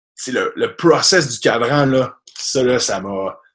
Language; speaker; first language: French; native; French